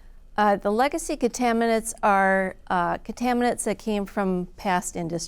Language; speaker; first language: English; native; English